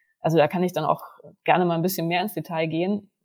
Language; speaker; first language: German; native; German